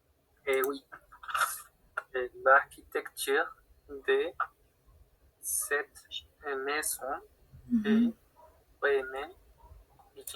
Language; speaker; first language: French; non-native, learner; Spanish